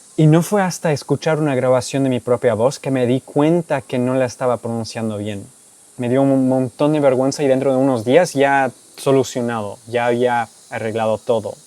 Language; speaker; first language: Spanish; non-native, fluent; English